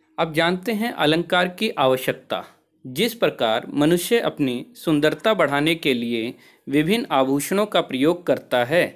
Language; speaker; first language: Hindi; native; Hindi